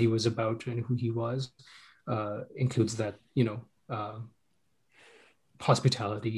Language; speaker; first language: English; non-native, local second language; Sinhala